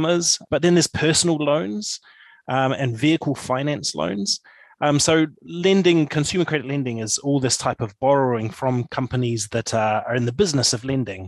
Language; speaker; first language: English; native; English